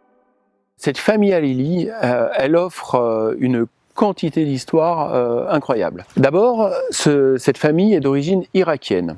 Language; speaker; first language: French; native; French